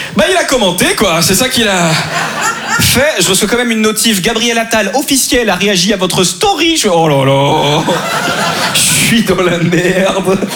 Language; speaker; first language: French; native; French